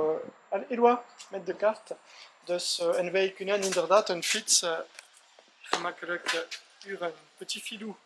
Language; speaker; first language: Dutch; non-native, fluent; French